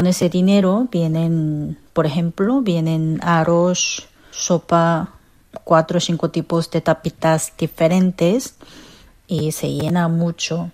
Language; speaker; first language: Spanish; non-native, fluent; Korean